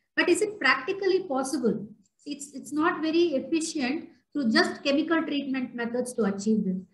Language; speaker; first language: English; non-native, local second language; Tamil